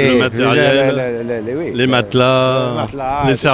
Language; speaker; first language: French; native; French